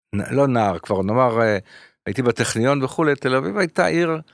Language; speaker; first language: Hebrew; early bilingual, other home language; French